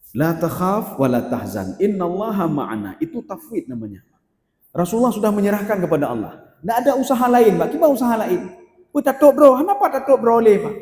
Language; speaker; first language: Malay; non-native, local second language; Achinese